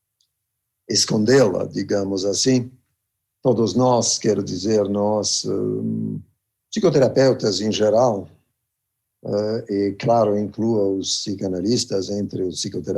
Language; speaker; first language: Portuguese; non-native, fluent; Italian